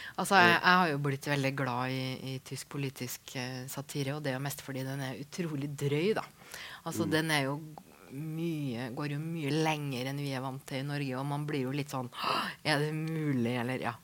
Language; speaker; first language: Norwegian; native; Norwegian